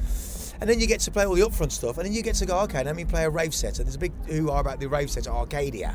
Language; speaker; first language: English; native; English